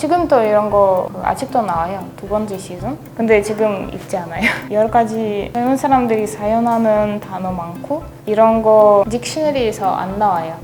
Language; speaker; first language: Korean; non-native, learner; Russian